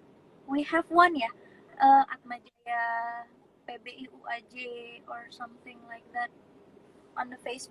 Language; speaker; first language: English; non-native, fluent; Indonesian